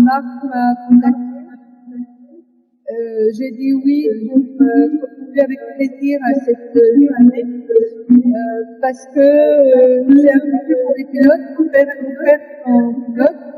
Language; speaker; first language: French; native; French